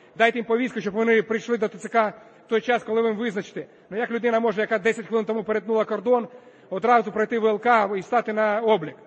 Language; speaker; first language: Ukrainian; native; Ukrainian